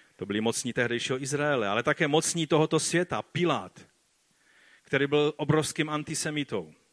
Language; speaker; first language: Czech; non-native, fluent; Polish